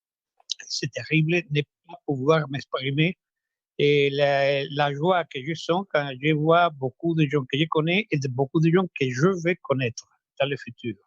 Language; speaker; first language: French; non-native, fluent; Spanish